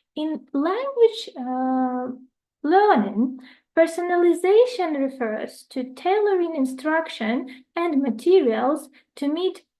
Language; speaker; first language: English; non-native, fluent; Ukrainian